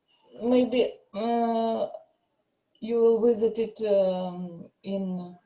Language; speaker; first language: English; non-native, learner; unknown